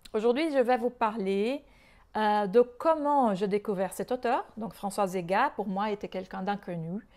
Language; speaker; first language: French; non-native, fluent; Portuguese